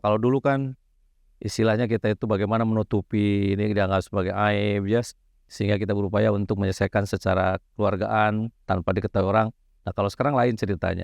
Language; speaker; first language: Indonesian; native; Indonesian